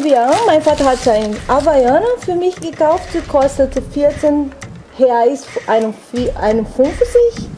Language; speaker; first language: German; non-native, learner; Portuguese